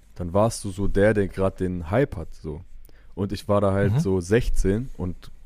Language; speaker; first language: German; native; German